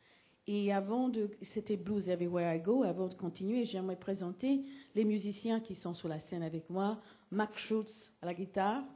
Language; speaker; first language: French; non-native, fluent; English